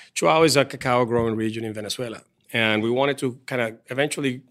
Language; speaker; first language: English; non-native, fluent; Spanish